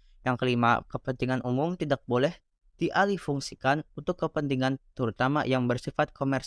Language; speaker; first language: Indonesian; native; Indonesian